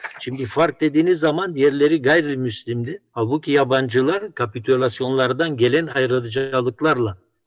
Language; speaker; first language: Turkish; non-native, local second language; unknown